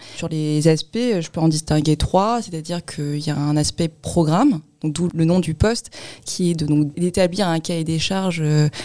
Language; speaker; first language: French; native; French